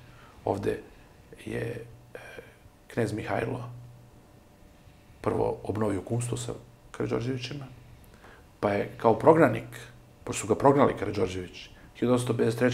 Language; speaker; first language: Serbian; native; Serbian